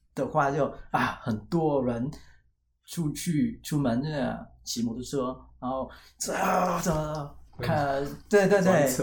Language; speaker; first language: Chinese; non-native, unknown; Vietnamese